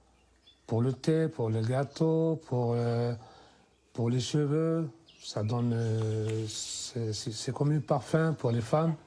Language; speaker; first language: French; non-native, local second language; Berber languages